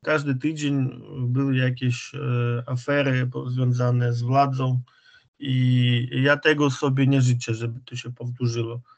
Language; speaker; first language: Polish; non-native, fluent; Ukrainian